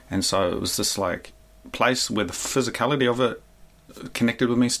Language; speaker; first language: English; native; English